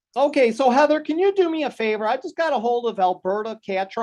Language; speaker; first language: English; native; English